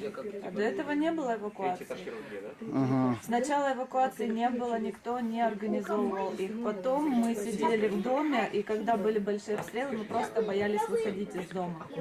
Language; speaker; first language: Russian; native; Russian